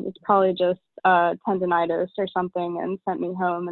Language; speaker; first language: English; native; English